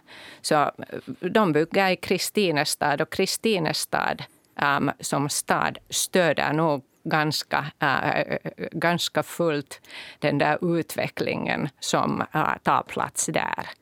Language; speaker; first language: Swedish; non-native, local second language; Finnish